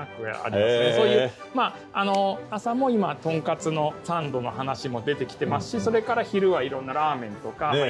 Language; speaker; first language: Japanese; native; Japanese